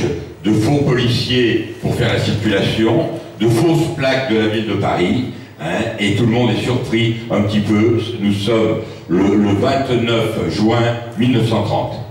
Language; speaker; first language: French; native; French